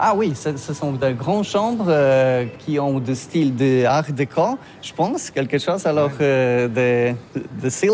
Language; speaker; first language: French; non-native, learner; Polish